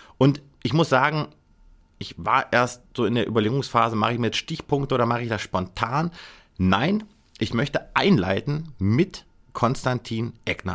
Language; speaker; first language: German; native; German